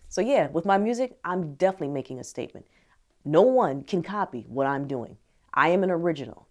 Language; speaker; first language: English; native; English